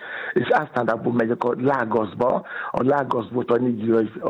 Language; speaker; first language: Hungarian; non-native, learner; Yoruba